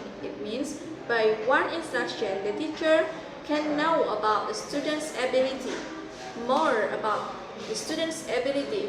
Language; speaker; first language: English; non-native, learner; Indonesian